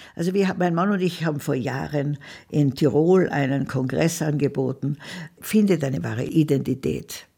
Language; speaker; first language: German; native; German